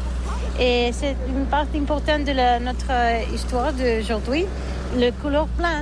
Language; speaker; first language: French; non-native, learner; Catalan